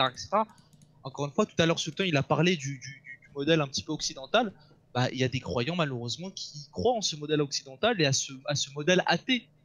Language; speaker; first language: French; native; French